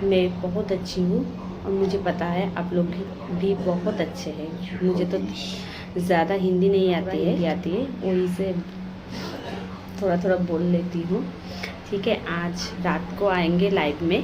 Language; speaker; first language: Hindi; non-native, local second language; Bangla